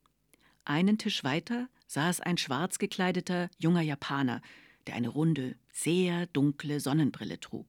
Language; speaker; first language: German; native; German